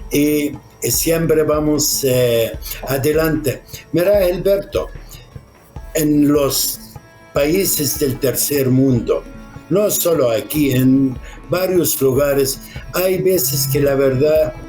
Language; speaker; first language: Spanish; non-native, fluent; Arabic